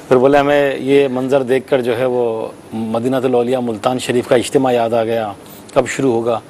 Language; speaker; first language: Urdu; native; Urdu